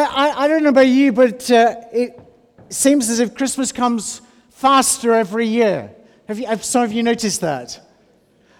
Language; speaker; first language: English; native; English